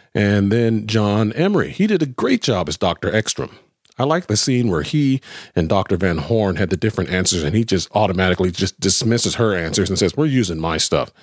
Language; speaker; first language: English; native; English